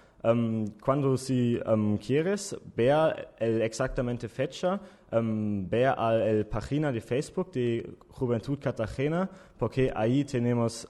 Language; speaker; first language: Spanish; non-native, learner; German